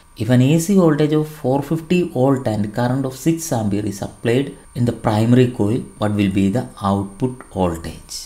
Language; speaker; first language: English; non-native, local second language; Malayalam